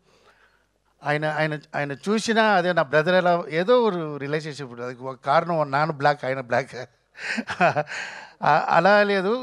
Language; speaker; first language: Telugu; non-native, fluent; Tamil